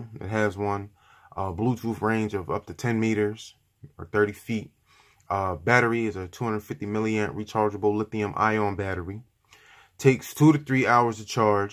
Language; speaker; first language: English; native; English